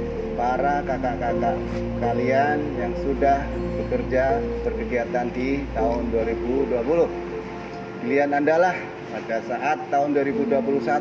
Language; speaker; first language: Indonesian; non-native, local second language; Javanese